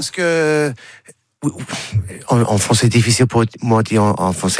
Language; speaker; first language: French; non-native, learner; English